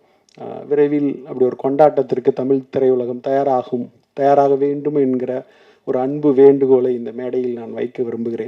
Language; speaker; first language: Tamil; native; Tamil